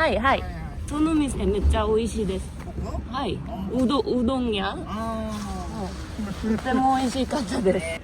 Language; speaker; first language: Japanese; non-native, learner; Korean